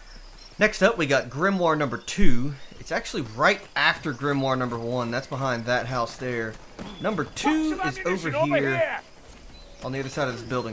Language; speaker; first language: English; native; English